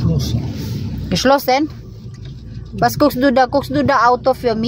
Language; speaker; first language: German; non-native, learner; Cebuano